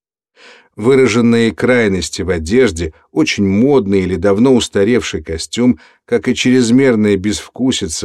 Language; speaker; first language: Russian; native; Russian